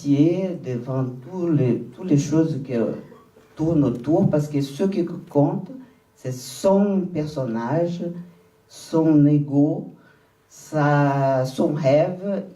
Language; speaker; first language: French; non-native, fluent; Portuguese